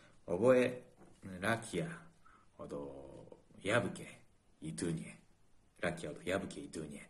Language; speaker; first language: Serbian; non-native, learner; Japanese